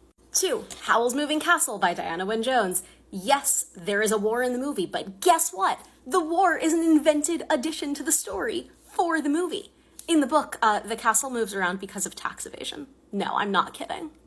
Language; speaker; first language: English; native; English